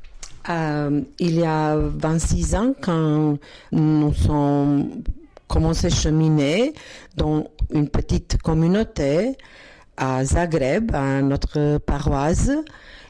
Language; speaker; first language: French; non-native, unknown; Croatian